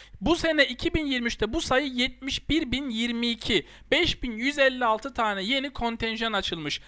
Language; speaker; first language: Turkish; native; Turkish